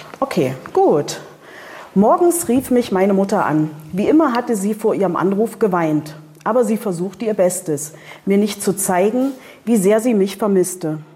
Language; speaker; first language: German; native; German